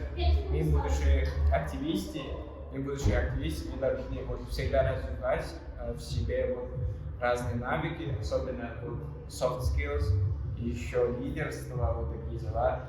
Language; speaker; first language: Russian; non-native, local second language; Tajik